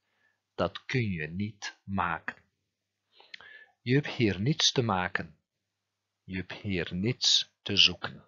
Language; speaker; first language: Dutch; non-native, fluent; Turkish